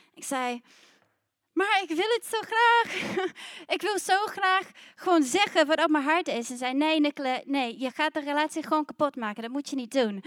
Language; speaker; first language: Dutch; non-native, fluent; English